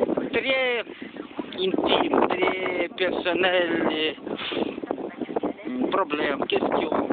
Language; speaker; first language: French; non-native, learner; Romanian